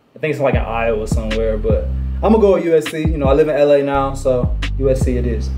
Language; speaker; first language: English; native; English